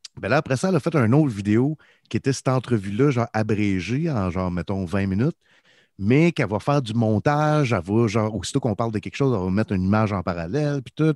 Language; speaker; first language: French; native; French